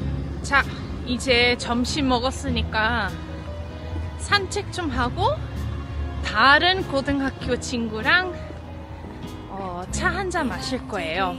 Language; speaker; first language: Korean; non-native, fluent; French